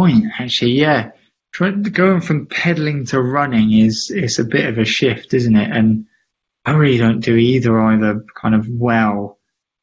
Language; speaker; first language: English; native; English